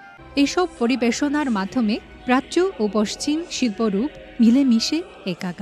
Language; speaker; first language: Bangla; non-native, fluent; Chinese